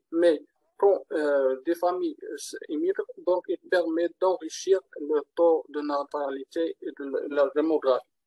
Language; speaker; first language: French; non-native, learner; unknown